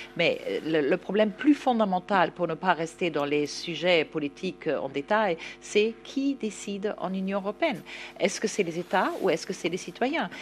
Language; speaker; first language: French; non-native, fluent; German